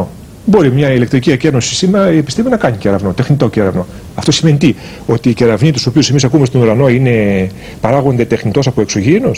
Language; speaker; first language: Greek; native; Greek